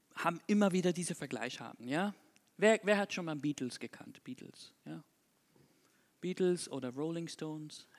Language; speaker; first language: German; non-native, fluent; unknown